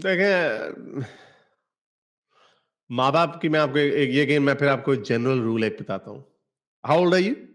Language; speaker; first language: Hindi; native; Hindi